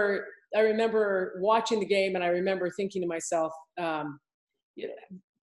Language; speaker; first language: English; native; English